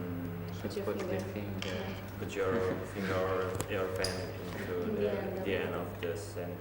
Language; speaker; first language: English; non-native, learner; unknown